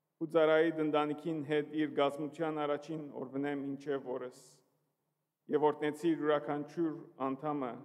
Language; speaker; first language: Armenian; early bilingual, heritage; Armenian